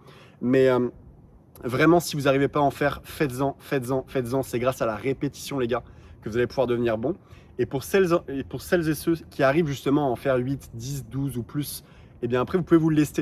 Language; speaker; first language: French; native; French